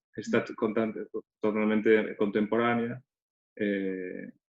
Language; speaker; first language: Spanish; native; Spanish